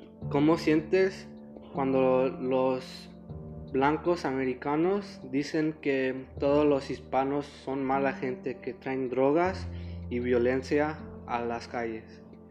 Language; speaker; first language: Spanish; early bilingual, other home language; English